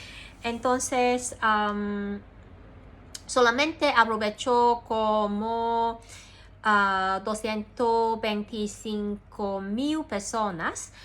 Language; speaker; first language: Spanish; non-native, learner; Cantonese